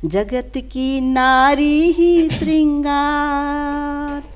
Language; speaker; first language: Hindi; non-native, local second language; Maithili